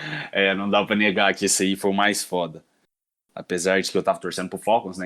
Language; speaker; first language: Portuguese; native; Portuguese